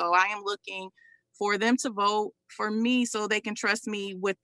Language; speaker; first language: English; native; English